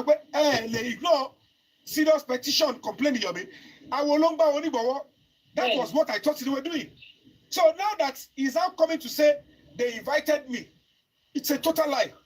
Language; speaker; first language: English; non-native, local second language; Yoruba